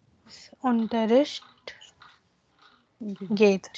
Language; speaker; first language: German; non-native, learner; Hindi